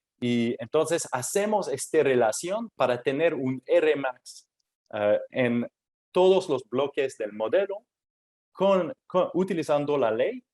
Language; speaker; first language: Spanish; non-native, fluent; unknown